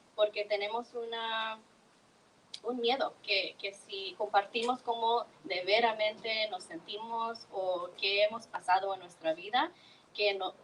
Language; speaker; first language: Spanish; early bilingual, heritage; Spanish